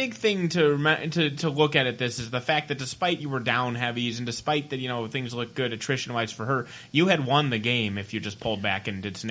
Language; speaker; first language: English; native; English